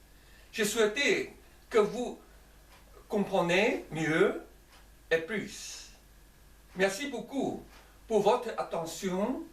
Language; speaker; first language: French; non-native, learner; Chinese